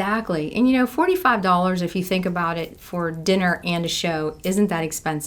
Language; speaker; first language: English; native; English